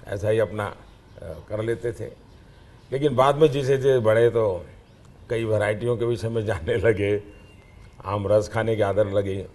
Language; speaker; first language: Hindi; non-native, local second language; Gujarati